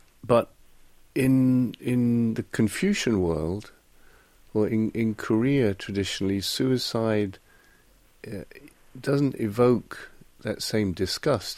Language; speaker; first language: English; native; English